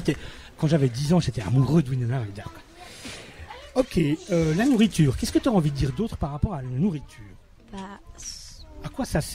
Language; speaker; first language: French; native; French